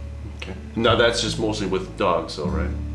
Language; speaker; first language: English; native; English